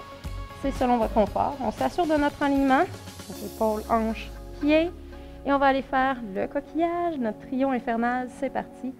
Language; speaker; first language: French; native; French